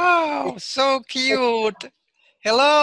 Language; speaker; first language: English; non-native, learner; Russian